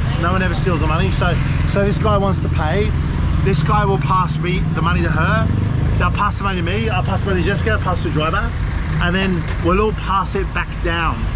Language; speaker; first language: English; native; English